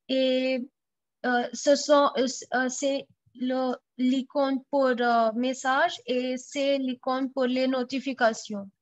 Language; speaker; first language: French; non-native, fluent; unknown